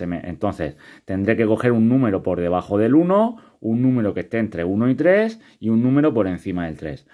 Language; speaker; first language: Spanish; native; Spanish